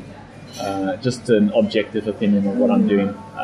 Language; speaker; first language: English; native; English